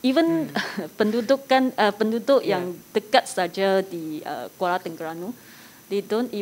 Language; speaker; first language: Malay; non-native, local second language; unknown